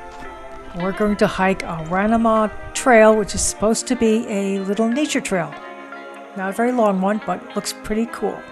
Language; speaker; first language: English; native; English